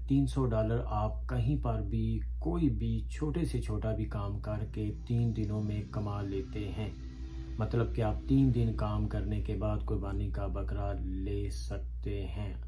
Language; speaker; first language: Urdu; non-native, local second language; Punjabi